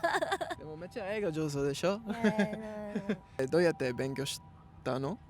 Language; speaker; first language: Japanese; non-native, learner; English